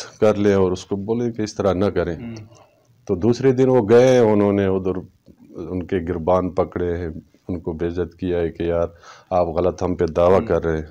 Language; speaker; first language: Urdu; non-native, local second language; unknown